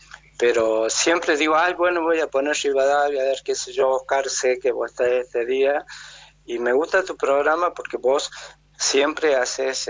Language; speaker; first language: Spanish; native; Spanish